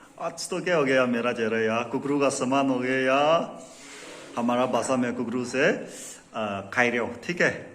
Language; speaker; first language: Hindi; non-native, local second language; Tangkhul Naga (India)